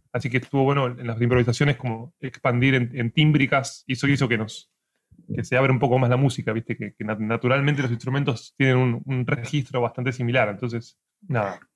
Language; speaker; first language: Spanish; native; Spanish